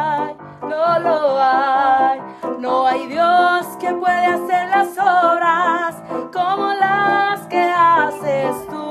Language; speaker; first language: Spanish; native; Spanish